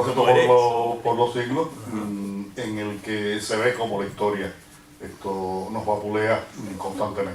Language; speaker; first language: Spanish; native; Spanish